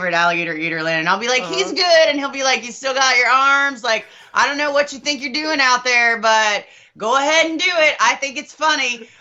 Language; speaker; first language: English; native; English